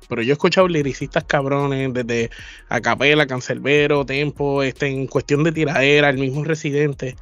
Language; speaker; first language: Spanish; native; Spanish